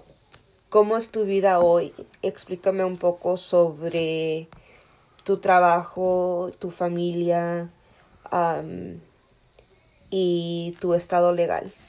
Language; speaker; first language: Spanish; early bilingual, heritage; Spanish